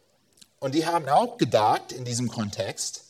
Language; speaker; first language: German; non-native, fluent; English